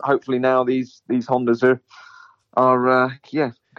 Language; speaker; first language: English; native; English